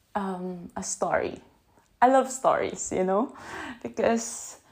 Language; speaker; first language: English; non-native, local second language; Filipino